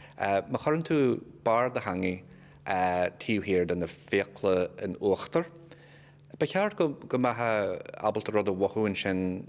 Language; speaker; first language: Irish; native; Irish